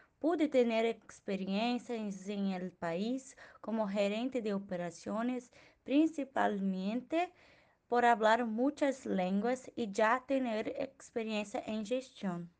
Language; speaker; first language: Portuguese; non-native, learner; Spanish